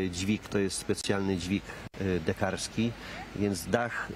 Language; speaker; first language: Polish; native; Polish